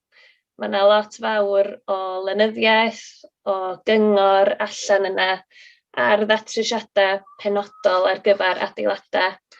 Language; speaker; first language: Welsh; native; Welsh